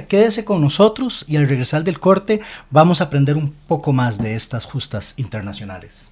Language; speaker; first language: Spanish; native; Spanish